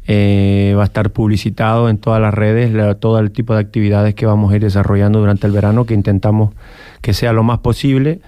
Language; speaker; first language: Spanish; native; Spanish